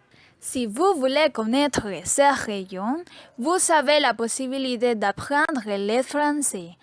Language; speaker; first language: French; non-native, learner; Spanish